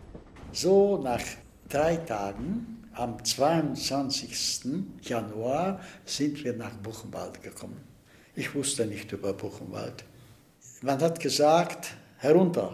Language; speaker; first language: German; non-native, fluent; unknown